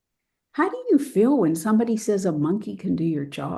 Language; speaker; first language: English; native; English